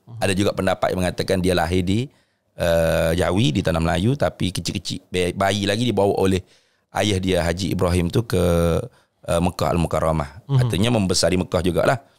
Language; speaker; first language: Malay; native; Malay